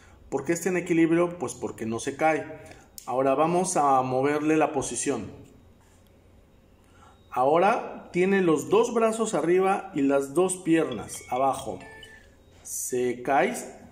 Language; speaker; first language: Spanish; native; Spanish